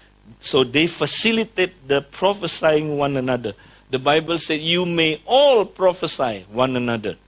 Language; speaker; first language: English; non-native, fluent; Indonesian